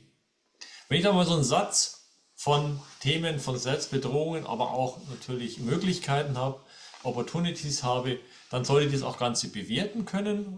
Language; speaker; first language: German; native; German